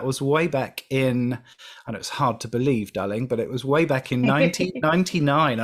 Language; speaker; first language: English; native; English